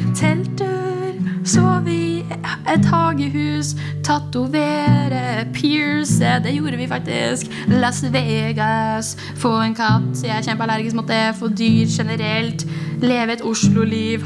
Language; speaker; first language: Norwegian; native; Norwegian